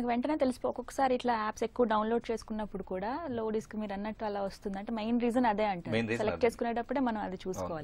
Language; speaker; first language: Telugu; native; Telugu